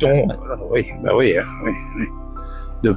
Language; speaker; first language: French; native; French